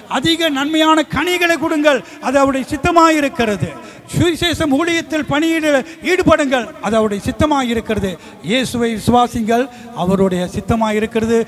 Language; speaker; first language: Tamil; early bilingual, heritage; Tamil